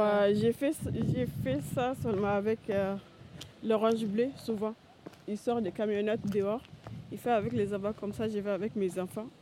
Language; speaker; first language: French; non-native, learner; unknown